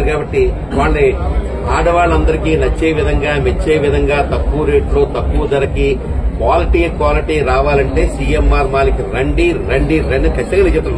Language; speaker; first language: Telugu; native; Telugu